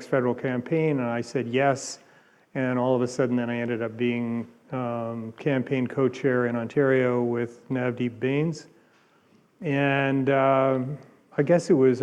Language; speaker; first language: English; native; English